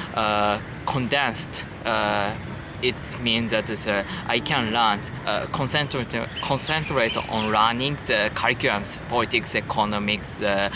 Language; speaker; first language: English; non-native, learner; Japanese